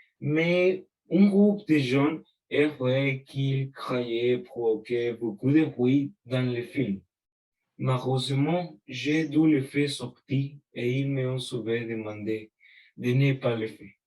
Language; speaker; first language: French; non-native, learner; Spanish